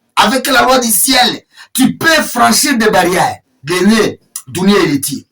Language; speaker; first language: French; non-native, local second language; Swahili